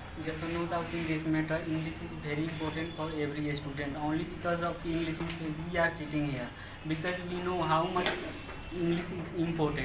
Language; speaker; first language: English; non-native, local second language; Hindi